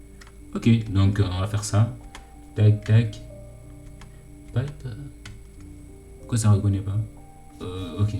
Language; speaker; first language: French; native; French